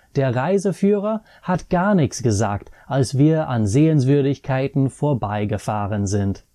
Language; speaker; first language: German; non-native, fluent; English